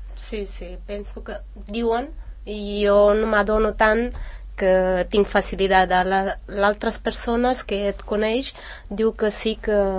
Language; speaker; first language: Catalan; non-native, learner; Romanian